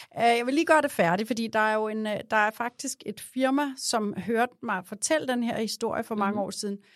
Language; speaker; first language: Danish; native; Danish